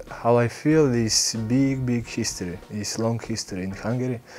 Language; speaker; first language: English; non-native, learner; Belarusian